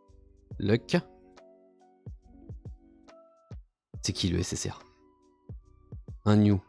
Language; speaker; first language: French; native; French